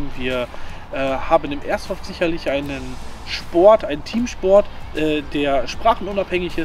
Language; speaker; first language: German; native; German